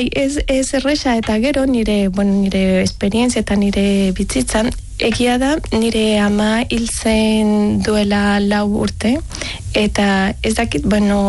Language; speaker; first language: Basque; non-native, learner; Spanish